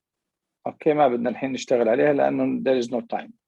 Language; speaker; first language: Arabic; native; Arabic